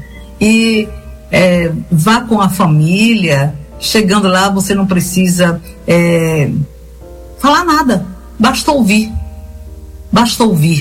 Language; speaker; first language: Portuguese; native; Portuguese